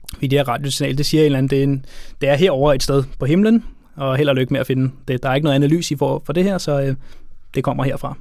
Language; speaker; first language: Danish; native; Danish